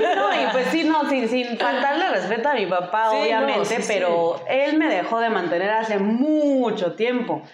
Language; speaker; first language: Spanish; early bilingual, heritage; Spanish